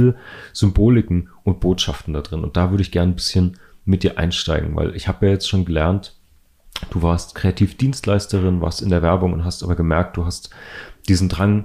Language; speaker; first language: German; native; German